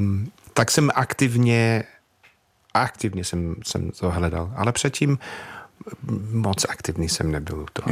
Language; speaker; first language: Czech; non-native, fluent; English